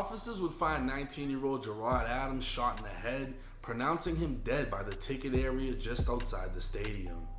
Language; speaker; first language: English; native; English